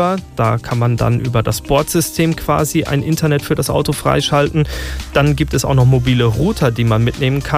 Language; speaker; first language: German; native; German